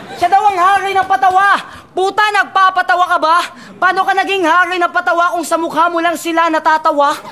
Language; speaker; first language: Filipino; non-native, local second language; Cebuano